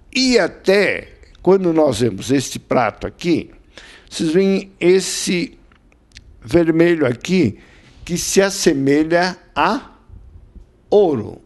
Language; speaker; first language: Portuguese; native; Portuguese